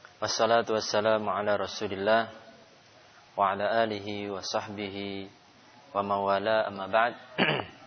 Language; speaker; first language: Arabic; non-native, fluent; Indonesian